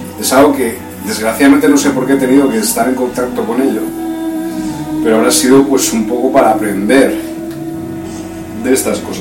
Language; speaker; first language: Spanish; native; Spanish